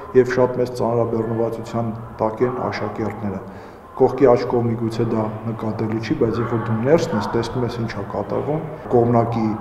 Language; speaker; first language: Armenian; native; Armenian